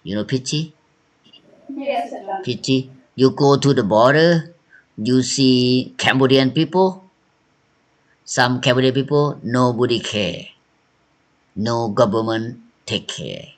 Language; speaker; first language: English; non-native, learner; Thai